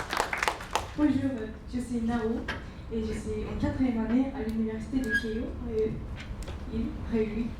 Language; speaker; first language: French; non-native, learner; Japanese